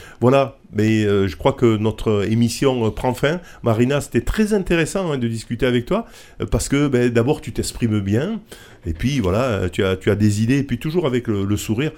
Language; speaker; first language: French; native; French